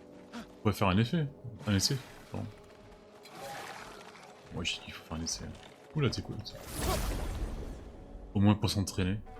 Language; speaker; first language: French; native; French